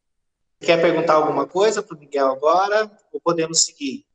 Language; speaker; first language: Portuguese; native; Portuguese